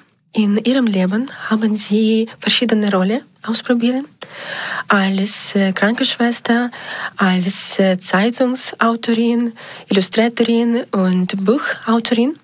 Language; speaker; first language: German; non-native, learner; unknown